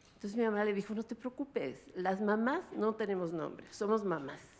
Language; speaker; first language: Spanish; early bilingual, other home language; Russian